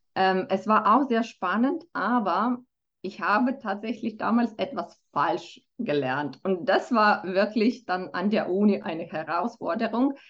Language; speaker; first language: German; non-native, fluent; Romanian